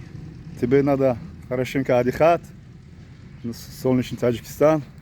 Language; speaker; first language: Russian; non-native, learner; Tajik